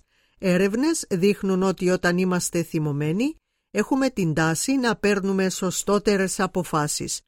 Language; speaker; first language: Greek; native; Greek